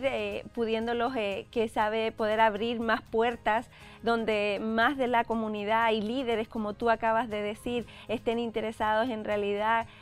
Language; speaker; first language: Spanish; native; Spanish